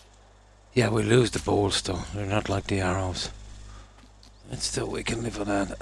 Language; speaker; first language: English; native; English